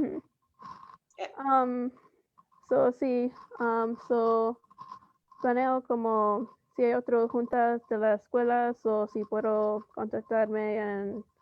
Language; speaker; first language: Spanish; early bilingual, heritage; Spanish